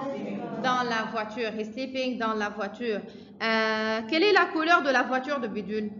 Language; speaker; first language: French; non-native, fluent; Arabic